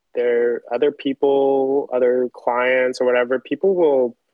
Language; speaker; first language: English; early bilingual, other home language; Chinese